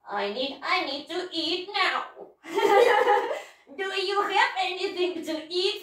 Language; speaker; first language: English; non-native, learner; Russian